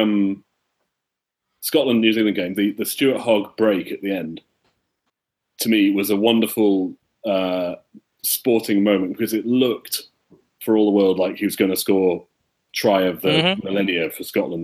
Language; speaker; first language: English; native; English